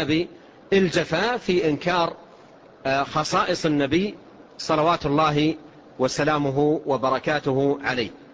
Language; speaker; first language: Arabic; native; Arabic